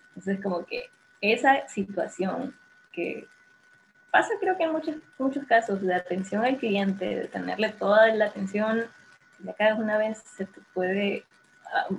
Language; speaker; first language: Spanish; native; Spanish